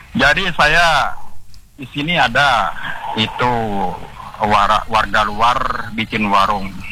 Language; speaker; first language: Indonesian; non-native, local second language; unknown